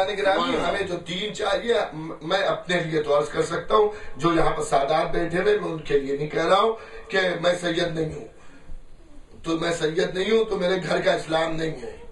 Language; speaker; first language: Urdu; native; Urdu